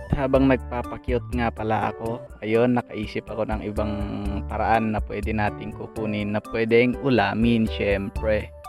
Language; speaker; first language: Filipino; non-native, local second language; Iloko